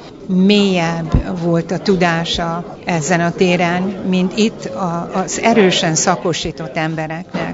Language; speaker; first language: Hungarian; early bilingual, heritage; Hungarian